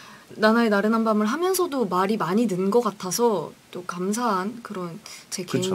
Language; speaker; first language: Korean; native; Korean